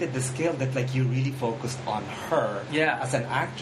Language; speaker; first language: English; non-native, local second language; Filipino